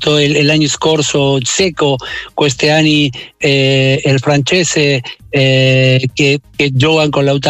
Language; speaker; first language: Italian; non-native, learner; Spanish